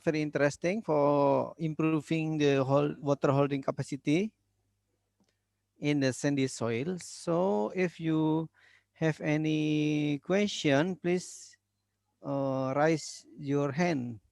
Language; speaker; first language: English; non-native, learner; Indonesian